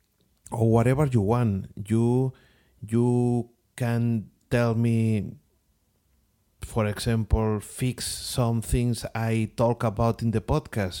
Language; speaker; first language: English; non-native, learner; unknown